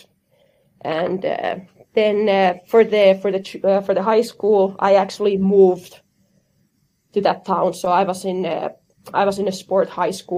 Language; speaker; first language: English; non-native, fluent; Finnish